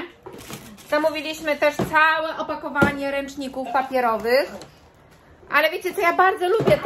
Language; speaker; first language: Polish; native; Polish